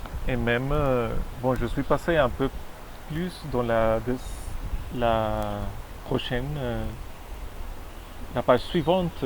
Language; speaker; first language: French; non-native, fluent; Spanish